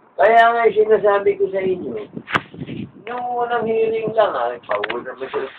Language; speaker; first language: Filipino; native; Filipino